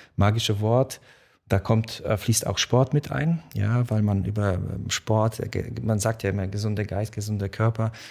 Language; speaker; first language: German; early bilingual, other home language; Polish